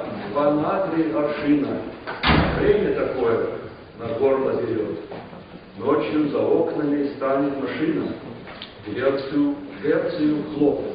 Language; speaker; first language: Russian; non-native, fluent; English